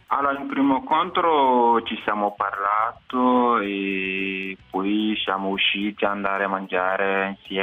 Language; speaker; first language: Italian; non-native, fluent; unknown